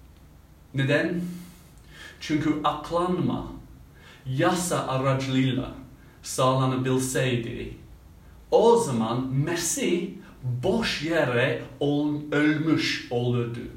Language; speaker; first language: Turkish; non-native, fluent; English